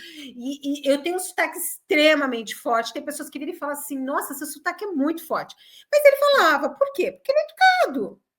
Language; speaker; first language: Portuguese; native; Portuguese